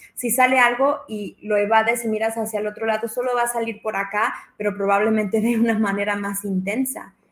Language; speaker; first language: Spanish; early bilingual, heritage; Spanish